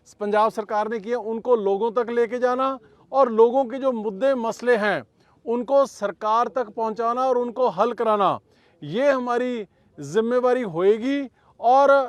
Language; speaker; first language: Hindi; non-native, local second language; Punjabi